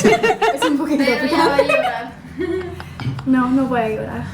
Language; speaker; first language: Spanish; non-native, learner; English